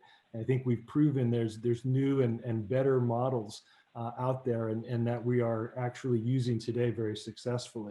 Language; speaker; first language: English; native; English